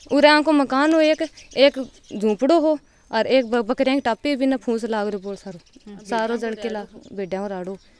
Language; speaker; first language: Hindi; native; Hindi